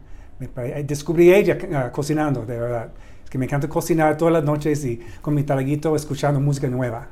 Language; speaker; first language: Spanish; non-native, learner; English